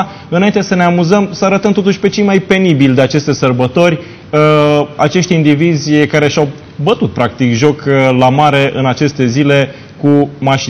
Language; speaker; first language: Romanian; native; Romanian